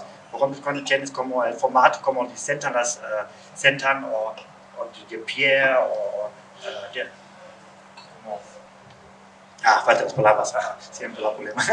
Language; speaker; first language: Spanish; non-native, learner; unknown